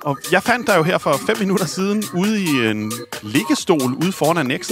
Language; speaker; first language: Danish; native; Danish